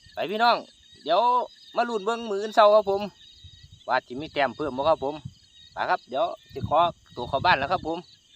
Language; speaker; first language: Thai; native; Thai